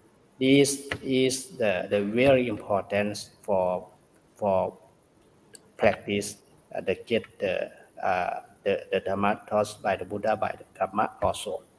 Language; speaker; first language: English; non-native, learner; Thai